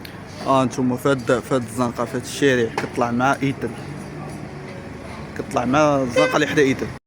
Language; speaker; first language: Arabic; native; Arabic